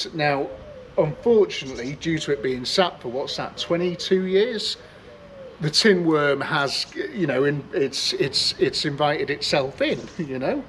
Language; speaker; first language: English; native; English